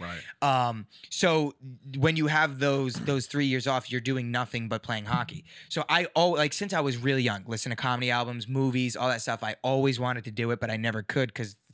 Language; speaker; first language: English; native; English